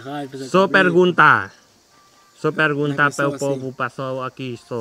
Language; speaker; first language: Portuguese; non-native, learner; Vietnamese